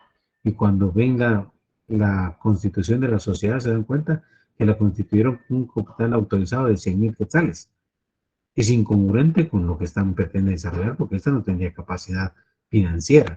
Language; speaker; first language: Spanish; native; Spanish